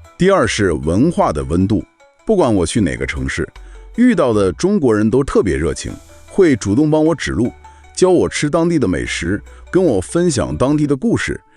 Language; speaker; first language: Chinese; non-native, fluent; English